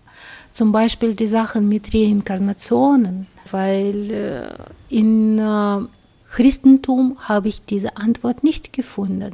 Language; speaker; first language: German; non-native, fluent; Russian